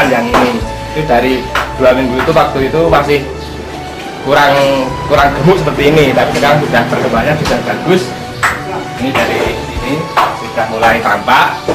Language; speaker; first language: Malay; non-native, local second language; Javanese